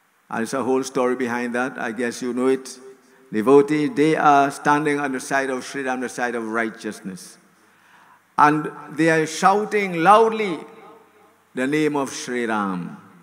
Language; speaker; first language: English; native; English